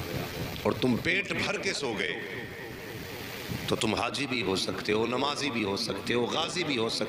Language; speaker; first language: Urdu; native; Urdu